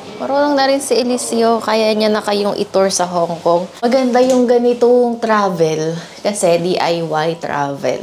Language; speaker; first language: Filipino; native; Filipino